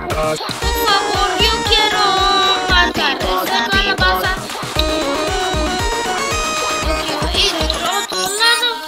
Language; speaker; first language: Spanish; early bilingual, heritage; English